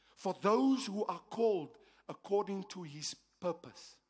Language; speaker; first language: English; non-native, local second language; Afrikaans